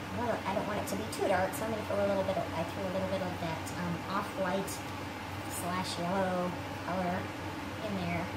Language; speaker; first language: English; native; English